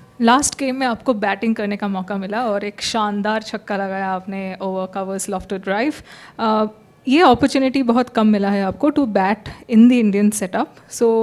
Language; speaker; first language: Hindi; native; Hindi